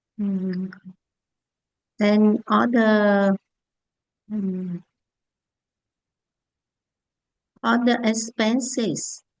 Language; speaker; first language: English; non-native, learner; Vietnamese